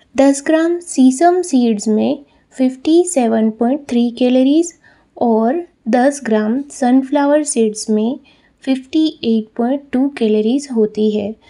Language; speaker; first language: Hindi; non-native, local second language; Gujarati